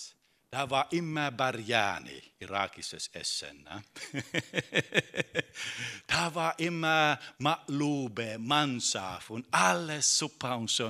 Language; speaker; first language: German; non-native, fluent; Finnish